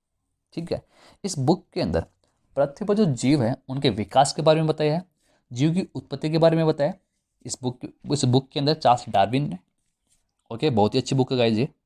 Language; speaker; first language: Hindi; native; Hindi